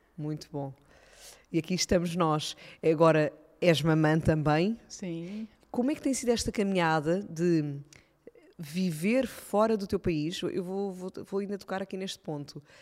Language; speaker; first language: Portuguese; native; Portuguese